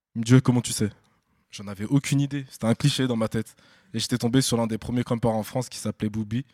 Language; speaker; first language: French; native; French